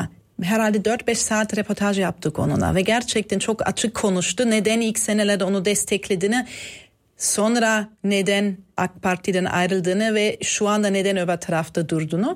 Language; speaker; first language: Turkish; non-native, fluent; German